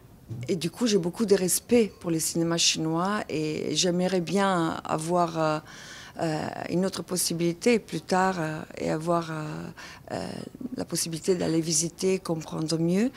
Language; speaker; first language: French; non-native, fluent; Italian